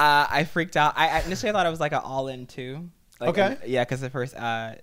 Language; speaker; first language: English; native; English